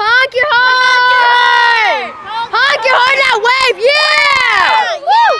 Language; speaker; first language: English; native; English